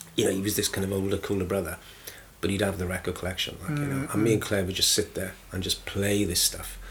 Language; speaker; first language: English; native; English